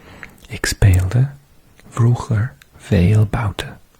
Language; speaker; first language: Dutch; non-native, learner; English